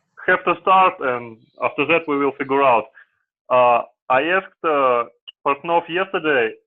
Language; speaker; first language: English; non-native, learner; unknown